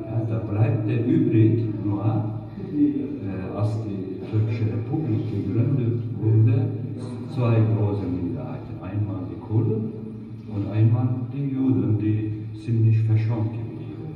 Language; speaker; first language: German; non-native, fluent; Turkish